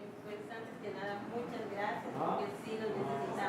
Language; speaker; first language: Spanish; native; Spanish